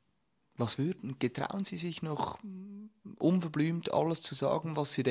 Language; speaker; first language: German; native; German